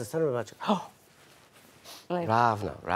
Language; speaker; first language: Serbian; non-native, learner; English